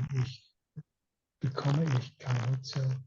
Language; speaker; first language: German; non-native, learner; English